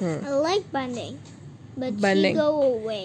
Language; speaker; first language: English; early bilingual, other home language; Indonesian